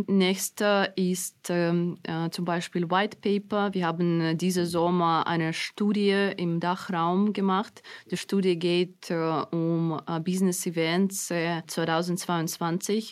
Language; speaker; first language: German; non-native, fluent; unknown